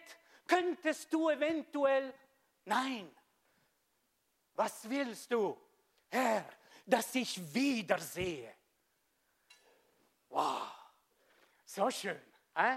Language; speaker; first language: German; non-native, fluent; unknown